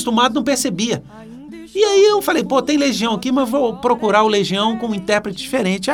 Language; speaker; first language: Portuguese; native; Portuguese